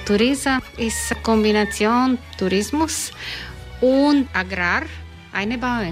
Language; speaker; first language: German; non-native, learner; Croatian